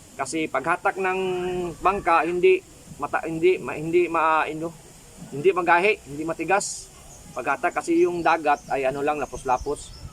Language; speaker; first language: Filipino; non-native, local second language; Cebuano